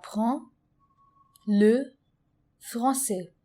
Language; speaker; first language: French; non-native, fluent; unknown